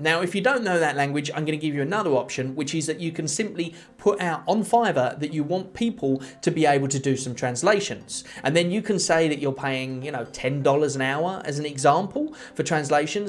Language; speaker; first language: English; native; English